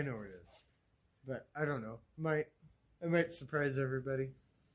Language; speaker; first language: English; native; English